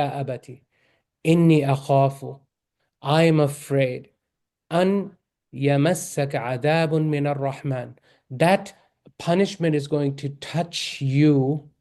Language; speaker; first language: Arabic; non-native, fluent; English